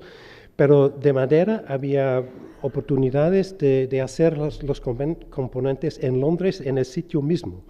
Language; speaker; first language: Spanish; non-native, fluent; English